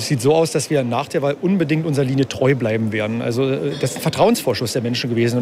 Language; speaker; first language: German; native; German